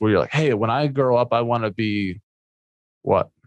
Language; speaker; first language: English; native; English